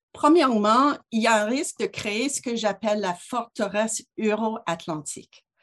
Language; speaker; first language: French; non-native, local second language; English